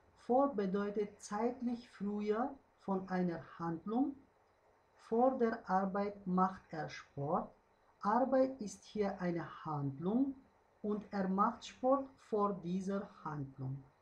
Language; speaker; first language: German; non-native, fluent; Uzbek